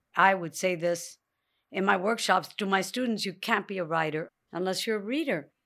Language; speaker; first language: English; early bilingual, other home language; Spanish